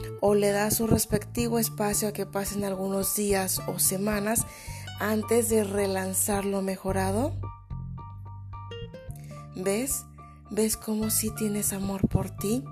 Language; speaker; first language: Spanish; native; Spanish